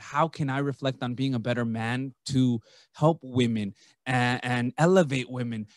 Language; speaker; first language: English; early bilingual, other home language; Spanish